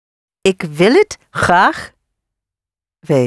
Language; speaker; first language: Dutch; non-native, learner; English